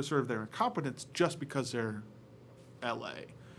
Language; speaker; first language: English; native; English